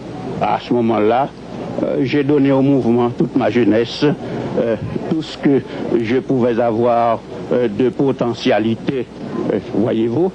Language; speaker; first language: French; non-native, local second language; Haitian Creole